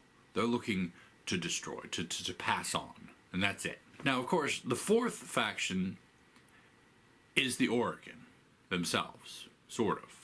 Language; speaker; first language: English; native; English